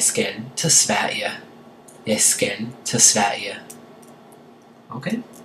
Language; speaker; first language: Danish; non-native, learner; English